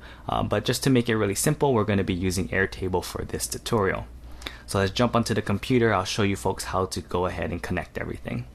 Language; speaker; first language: English; native; English